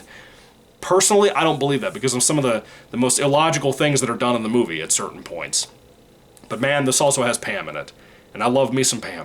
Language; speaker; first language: English; native; English